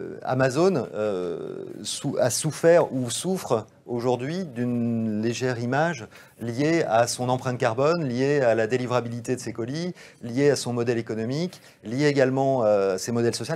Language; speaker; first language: French; native; French